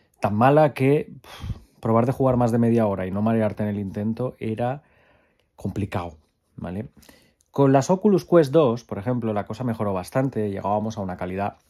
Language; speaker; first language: Spanish; native; Spanish